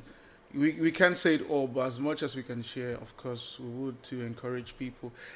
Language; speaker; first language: English; non-native, local second language; Igbo